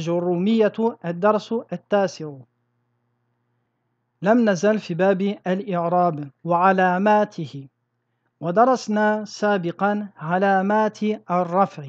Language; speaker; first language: Arabic; non-native, fluent; French